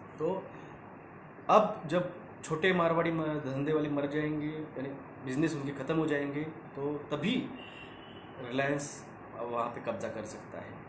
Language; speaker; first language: Hindi; non-native, local second language; Marathi